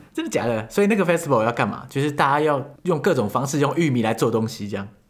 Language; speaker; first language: Chinese; native; Chinese